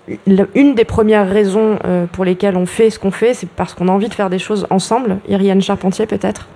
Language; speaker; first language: French; native; French